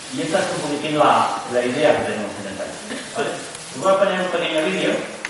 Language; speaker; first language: Spanish; native; Spanish